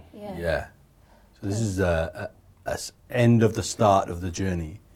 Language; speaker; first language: English; native; English